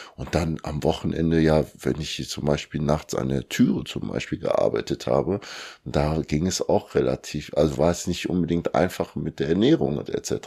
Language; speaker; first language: German; early bilingual, other home language; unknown